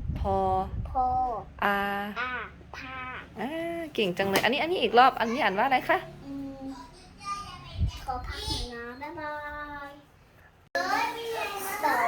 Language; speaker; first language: Thai; native; Thai